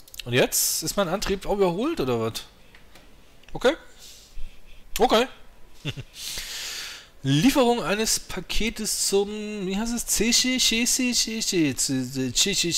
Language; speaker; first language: German; native; German